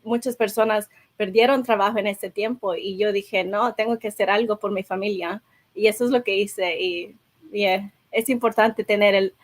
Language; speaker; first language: Spanish; early bilingual, heritage; Spanish